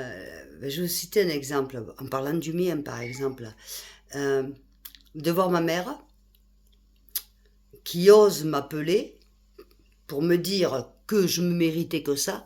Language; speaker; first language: French; native; French